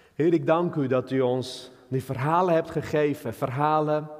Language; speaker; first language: Dutch; non-native, fluent; Armenian